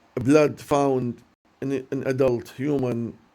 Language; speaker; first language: English; non-native, learner; Arabic